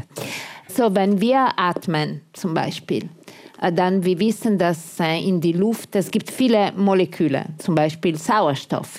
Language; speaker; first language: German; non-native, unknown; Italian